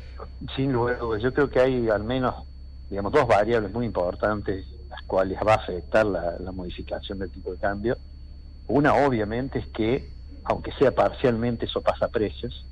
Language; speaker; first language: Spanish; native; Spanish